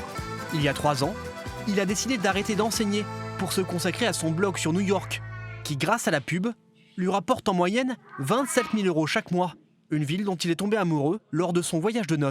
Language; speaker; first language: French; native; French